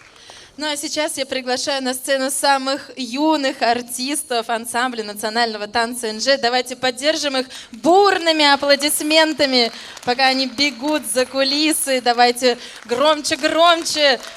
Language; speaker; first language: Russian; native; Russian